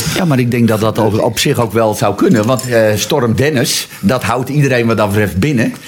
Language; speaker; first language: Dutch; native; Dutch